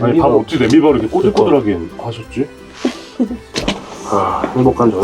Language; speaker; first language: Korean; native; Korean